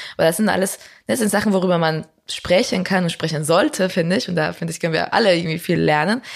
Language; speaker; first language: German; non-native, fluent; Spanish